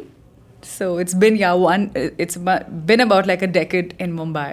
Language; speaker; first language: English; non-native, local second language; Hindi